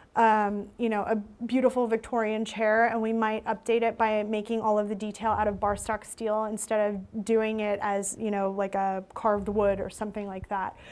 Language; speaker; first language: English; native; English